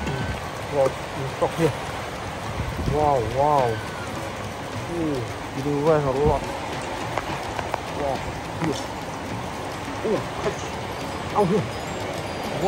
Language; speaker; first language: English; non-native, learner; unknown